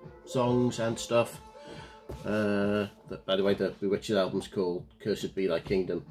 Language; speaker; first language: English; native; English